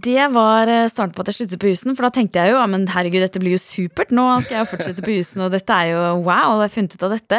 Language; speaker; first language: Norwegian; native; Norwegian